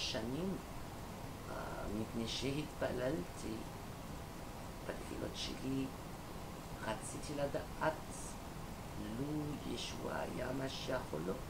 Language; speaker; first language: Hebrew; non-native, learner; French